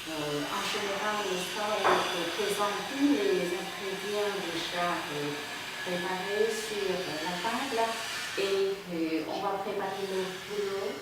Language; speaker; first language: French; non-native, fluent; Vietnamese